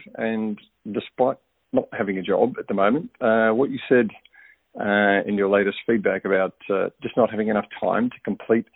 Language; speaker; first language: English; native; English